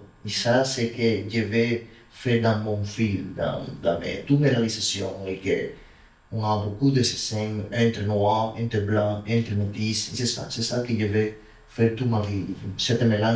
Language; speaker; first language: French; non-native, learner; Spanish